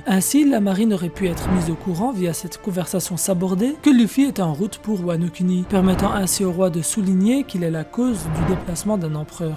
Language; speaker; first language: French; native; French